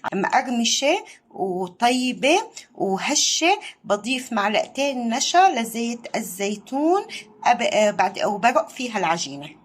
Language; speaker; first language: Arabic; native; Arabic